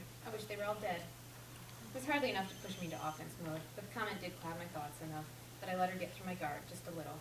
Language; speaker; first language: English; native; English